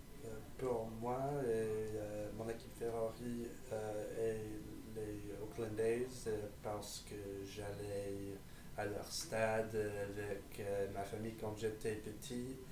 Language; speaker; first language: French; non-native, learner; English